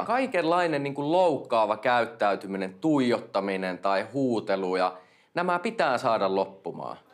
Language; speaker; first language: Finnish; native; Finnish